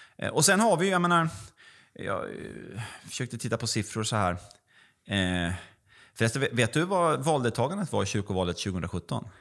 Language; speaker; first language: Swedish; native; Swedish